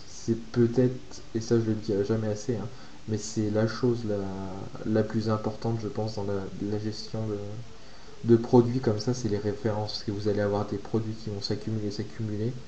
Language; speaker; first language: French; native; French